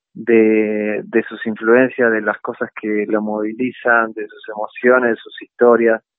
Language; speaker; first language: Spanish; native; Spanish